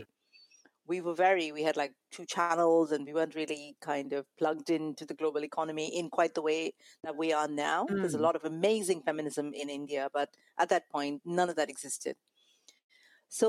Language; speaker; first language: English; non-native, local second language; Malayalam